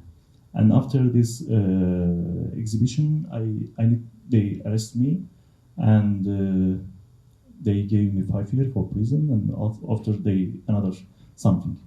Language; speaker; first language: English; non-native, learner; Kurdish